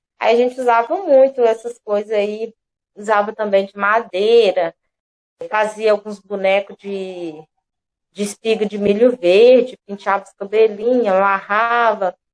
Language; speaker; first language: Portuguese; native; Portuguese